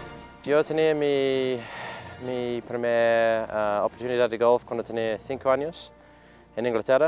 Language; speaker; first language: Spanish; non-native, fluent; English